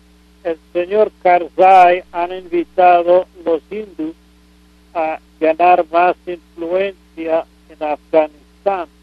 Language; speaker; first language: Spanish; non-native, fluent; English